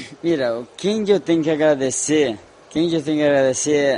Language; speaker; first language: Spanish; non-native, fluent; Portuguese